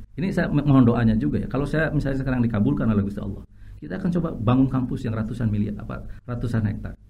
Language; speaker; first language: Indonesian; native; Indonesian